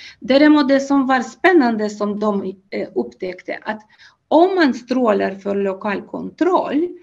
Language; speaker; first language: Swedish; non-native, fluent; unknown